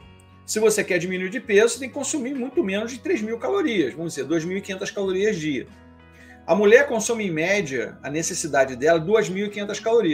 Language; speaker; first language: Portuguese; native; Portuguese